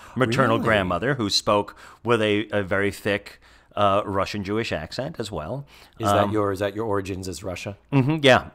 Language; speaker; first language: English; native; English